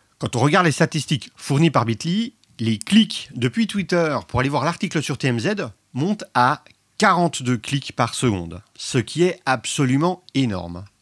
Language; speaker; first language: French; native; French